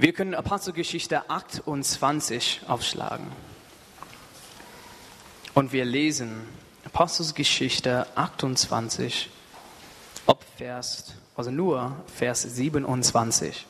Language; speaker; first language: German; non-native, learner; English